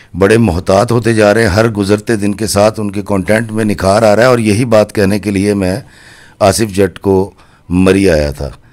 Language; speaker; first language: Urdu; non-native, local second language; Punjabi